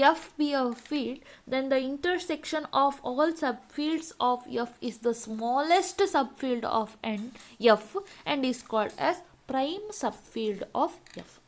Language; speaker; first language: English; non-native, local second language; Kannada